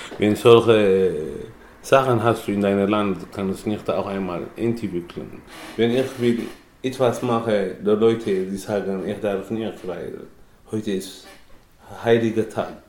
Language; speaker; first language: German; non-native, learner; Tigrinya